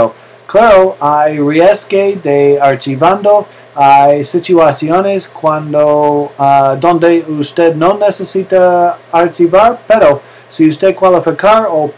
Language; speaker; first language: Spanish; non-native, learner; English